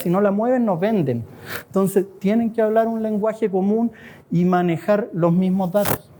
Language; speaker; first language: Spanish; native; Spanish